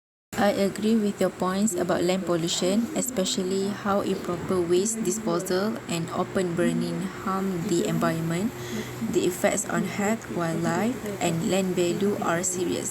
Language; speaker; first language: English; non-native, local second language; Malay